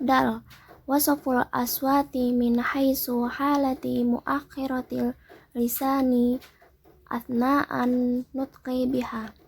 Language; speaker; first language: Arabic; non-native, learner; Indonesian